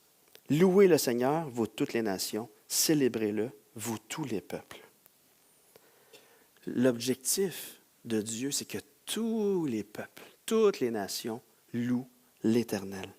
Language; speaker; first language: French; native; French